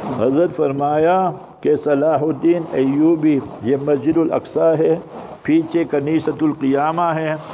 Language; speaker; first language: Urdu; early bilingual, heritage; English